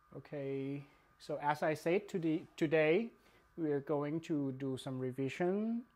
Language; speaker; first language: English; non-native, fluent; Thai